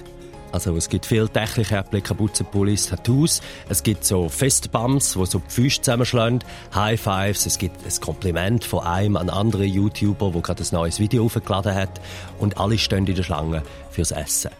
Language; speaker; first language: German; native; German